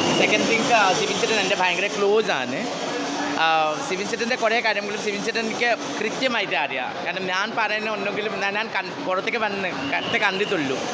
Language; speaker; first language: Malayalam; non-native, fluent; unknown